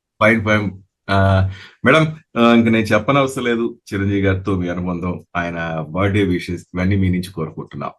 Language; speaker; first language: Telugu; native; Telugu